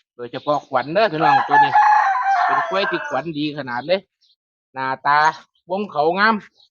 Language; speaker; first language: Thai; native; Thai